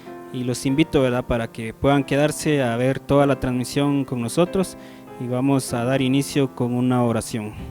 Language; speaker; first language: Spanish; native; Spanish